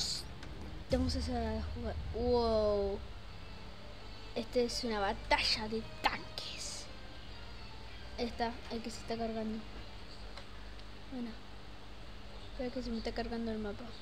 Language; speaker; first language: Spanish; native; Spanish